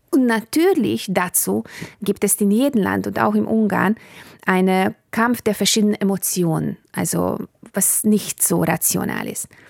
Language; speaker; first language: German; non-native, fluent; Bulgarian